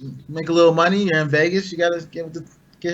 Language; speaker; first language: English; native; English